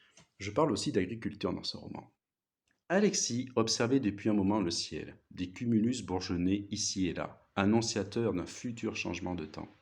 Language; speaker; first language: French; native; French